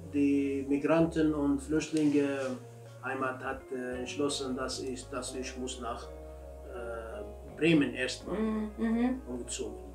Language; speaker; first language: German; non-native, learner; Kurdish